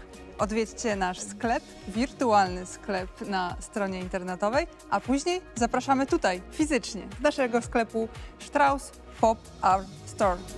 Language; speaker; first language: Polish; native; Polish